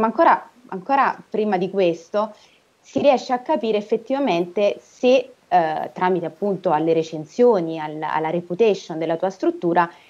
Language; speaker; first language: Italian; native; Italian